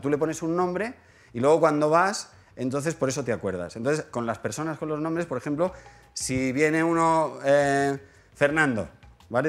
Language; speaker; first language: Spanish; native; Spanish